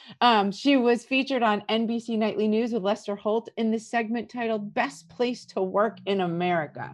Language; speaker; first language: English; native; English